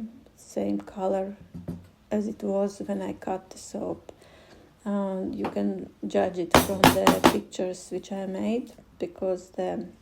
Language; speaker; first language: English; non-native, fluent; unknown